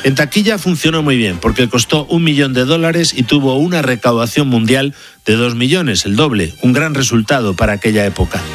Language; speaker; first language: Spanish; native; Spanish